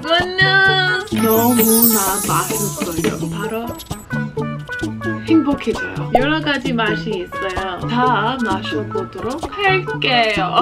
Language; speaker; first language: Korean; non-native, fluent; English